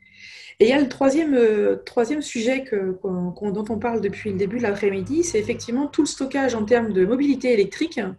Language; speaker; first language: French; native; French